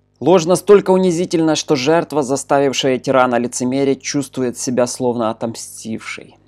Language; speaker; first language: Russian; non-native, local second language; Ukrainian